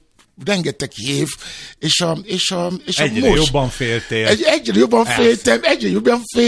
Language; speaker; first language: Hungarian; non-native, fluent; Yoruba